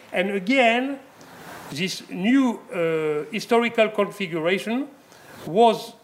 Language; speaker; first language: English; non-native, fluent; French